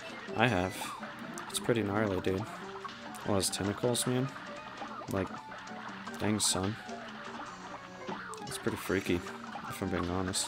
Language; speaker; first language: English; native; English